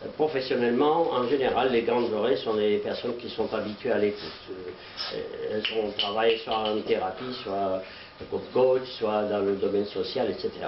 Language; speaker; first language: French; native; French